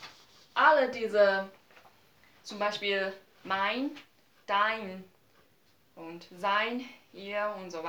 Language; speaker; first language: German; non-native, learner; Chinese